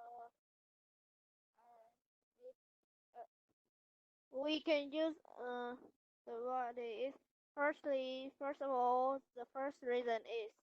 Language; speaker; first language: English; non-native, learner; Vietnamese